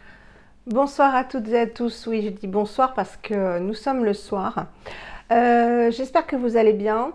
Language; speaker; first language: French; native; French